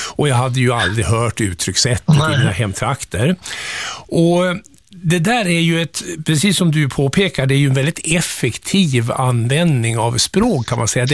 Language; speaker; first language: Swedish; native; Swedish